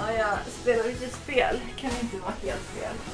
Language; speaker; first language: Swedish; native; Swedish